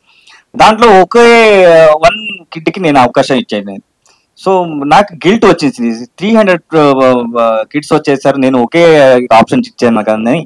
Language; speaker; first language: Telugu; non-native, learner; Kannada